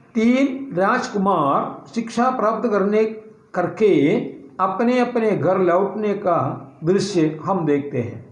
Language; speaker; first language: Hindi; non-native, local second language; Malayalam